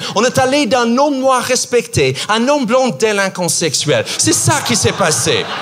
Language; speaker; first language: French; non-native, fluent; English